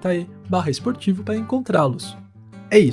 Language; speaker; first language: Portuguese; native; Portuguese